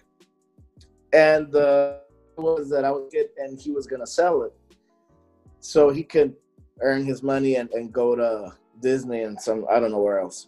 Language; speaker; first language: English; native; English